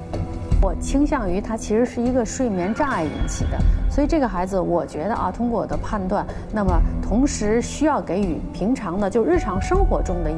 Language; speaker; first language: Chinese; native; Chinese